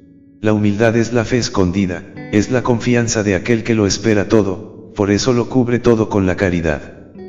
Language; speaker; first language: Spanish; native; Spanish